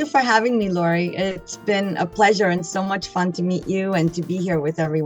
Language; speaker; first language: English; native; English